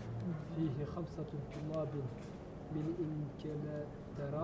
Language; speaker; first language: Arabic; non-native, learner; French